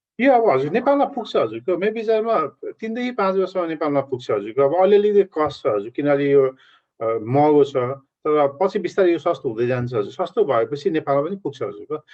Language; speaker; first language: Nepali; native; Nepali